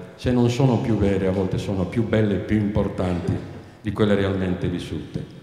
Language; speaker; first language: Italian; native; Italian